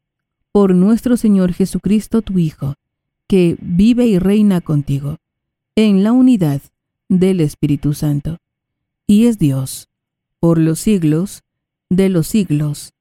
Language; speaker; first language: Spanish; native; Spanish